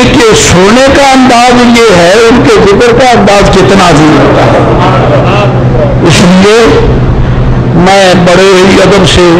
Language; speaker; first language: Urdu; non-native, local second language; Punjabi